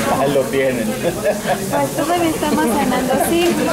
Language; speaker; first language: Spanish; native; Spanish